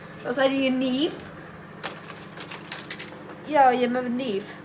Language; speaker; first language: Icelandic; early bilingual, heritage; English